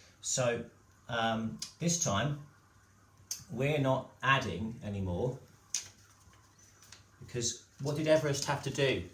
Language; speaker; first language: English; native; English